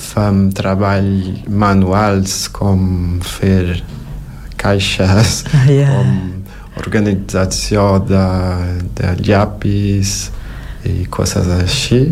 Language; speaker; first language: Catalan; non-native, local second language; Spanish